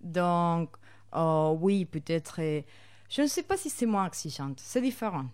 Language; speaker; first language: French; non-native, fluent; Spanish